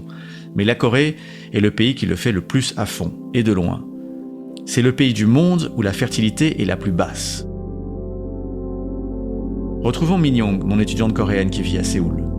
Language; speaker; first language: French; native; French